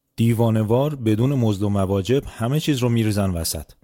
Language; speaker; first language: Persian; native; Persian